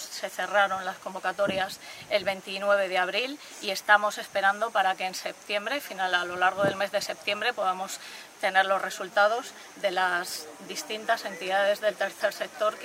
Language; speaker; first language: Spanish; native; Spanish